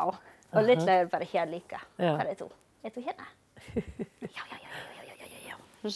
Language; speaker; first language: Icelandic; non-native, learner; English